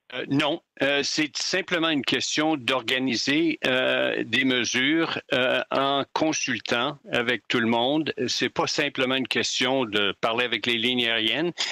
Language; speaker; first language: French; native; French